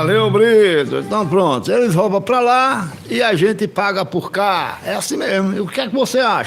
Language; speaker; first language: Portuguese; native; Portuguese